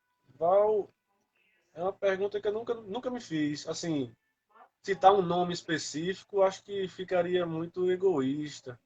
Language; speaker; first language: Portuguese; native; Portuguese